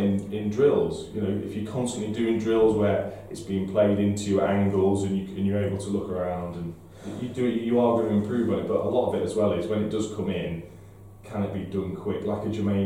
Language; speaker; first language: English; native; English